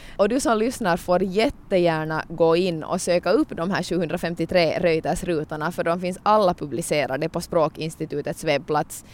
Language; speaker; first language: Swedish; native; Swedish